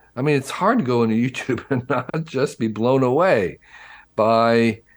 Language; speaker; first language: English; native; English